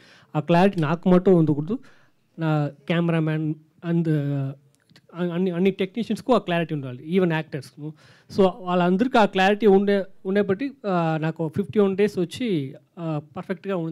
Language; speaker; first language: Telugu; non-native, local second language; Tamil